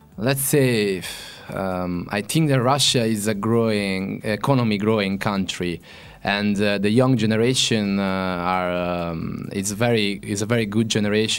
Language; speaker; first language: English; non-native, fluent; Italian